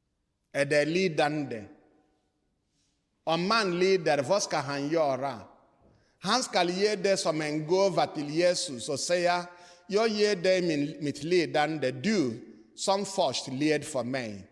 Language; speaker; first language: Swedish; non-native, fluent; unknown